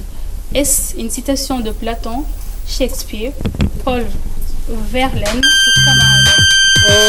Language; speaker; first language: French; non-native, local second language; Comorian